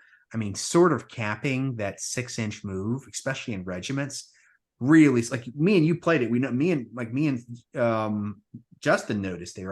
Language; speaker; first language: English; native; English